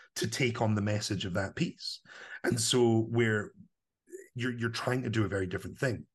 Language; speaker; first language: English; native; English